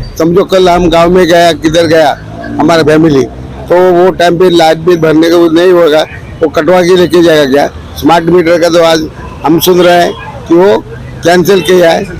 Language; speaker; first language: Hindi; non-native, local second language; Marathi